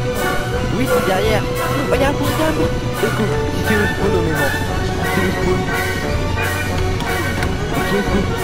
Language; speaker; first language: French; native; French